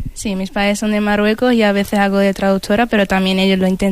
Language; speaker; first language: Spanish; early bilingual, other home language; Arabic